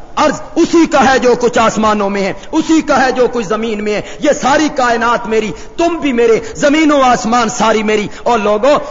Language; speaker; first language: Urdu; non-native, local second language; Punjabi